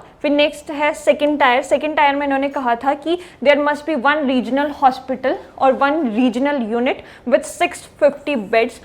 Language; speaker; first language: Hindi; native; Hindi